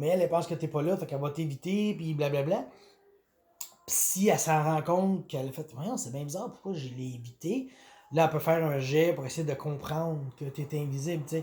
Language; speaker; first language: French; native; French